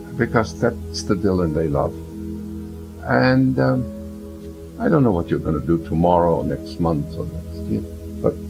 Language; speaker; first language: English; early bilingual, other home language; German